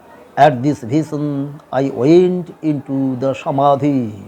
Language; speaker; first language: English; non-native, local second language; Bangla